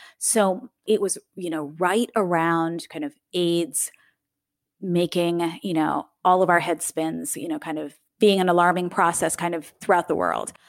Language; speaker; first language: English; native; English